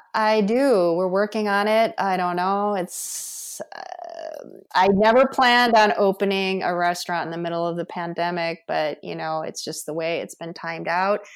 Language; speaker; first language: English; early bilingual, other home language; Korean